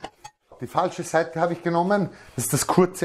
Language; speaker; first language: German; native; German